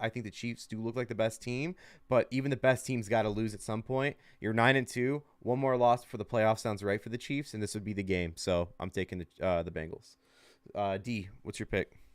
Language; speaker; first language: English; native; English